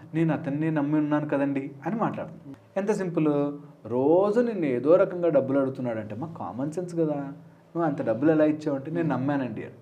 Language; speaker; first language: Telugu; native; Telugu